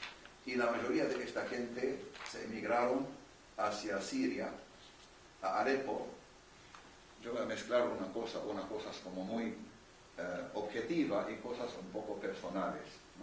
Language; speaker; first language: Spanish; non-native, fluent; Arabic